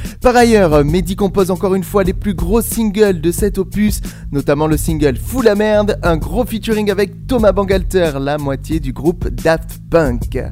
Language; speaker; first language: French; native; French